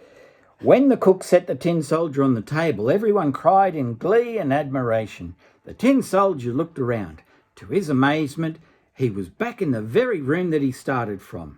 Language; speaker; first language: English; native; English